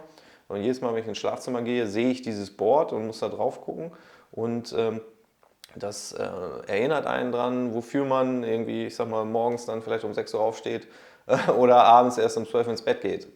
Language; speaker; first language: German; native; German